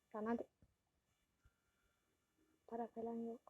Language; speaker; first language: Turkish; native; Turkish